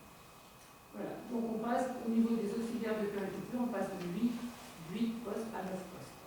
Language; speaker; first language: French; native; French